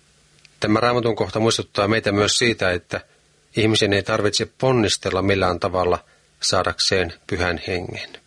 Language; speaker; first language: Finnish; native; Finnish